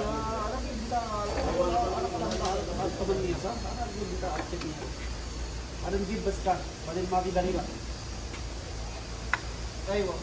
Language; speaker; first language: Arabic; non-native, learner; Filipino